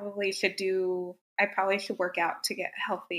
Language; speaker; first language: English; native; English